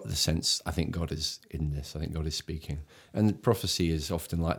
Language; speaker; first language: English; native; English